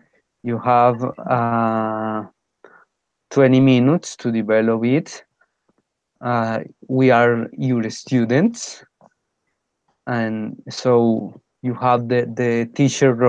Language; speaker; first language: English; non-native, fluent; Spanish